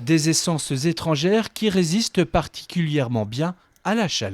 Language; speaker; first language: French; native; French